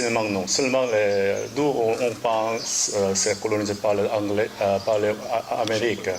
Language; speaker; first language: French; non-native, learner; Korean